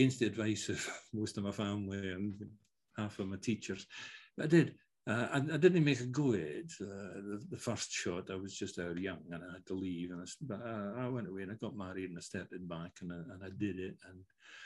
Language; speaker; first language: English; early bilingual, other home language; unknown